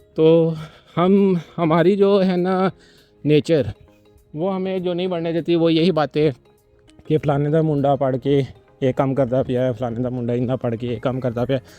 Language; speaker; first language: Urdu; non-native, local second language; Punjabi